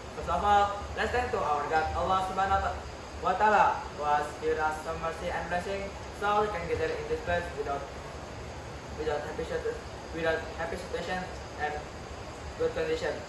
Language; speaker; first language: English; non-native, learner; Indonesian